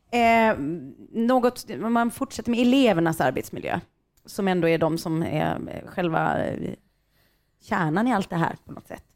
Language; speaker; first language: Swedish; native; Swedish